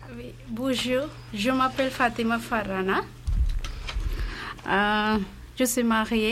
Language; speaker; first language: French; non-native, learner; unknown